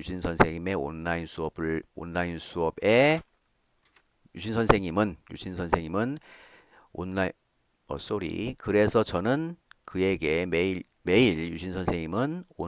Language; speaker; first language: Korean; native; Korean